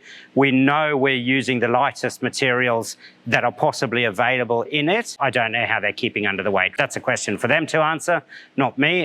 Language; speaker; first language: English; native; English